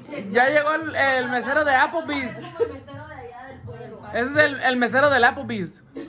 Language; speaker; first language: Spanish; early bilingual, heritage; Spanish